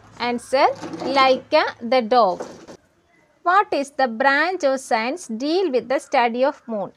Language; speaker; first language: English; non-native, local second language; Malayalam